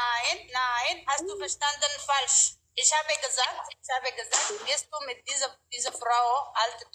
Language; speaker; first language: German; non-native, learner; Oromo